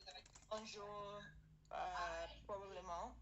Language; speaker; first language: French; non-native, learner; English